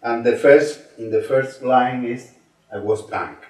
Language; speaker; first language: English; non-native, learner; Spanish